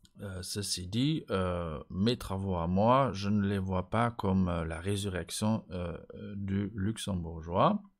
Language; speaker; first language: French; non-native, local second language; Luxembourgish